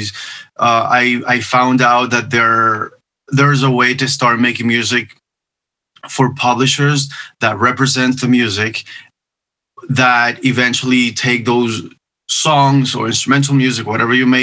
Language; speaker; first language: English; non-native, fluent; Spanish